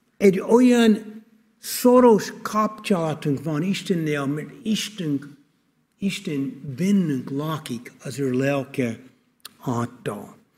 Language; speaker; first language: Hungarian; non-native, fluent; English